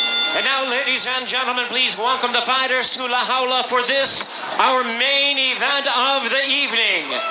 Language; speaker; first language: English; native; English